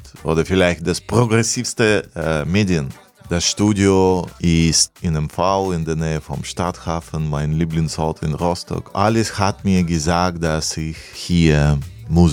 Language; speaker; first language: German; non-native, fluent; Russian